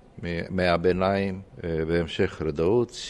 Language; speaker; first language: Hebrew; non-native, fluent; Romanian